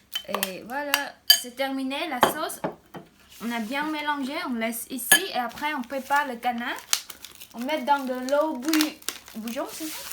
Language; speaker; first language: French; non-native, learner; Khmer